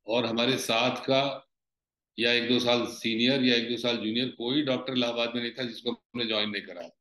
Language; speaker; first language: Hindi; native; Hindi